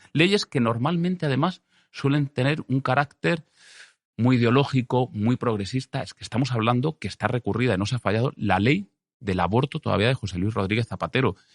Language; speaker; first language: Spanish; native; Spanish